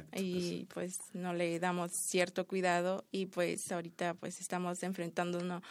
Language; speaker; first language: Spanish; native; Spanish